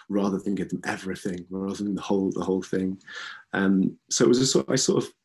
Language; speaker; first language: English; native; English